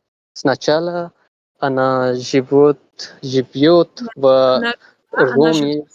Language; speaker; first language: Russian; non-native, learner; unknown